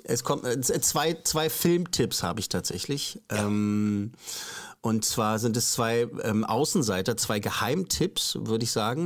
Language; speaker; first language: German; native; German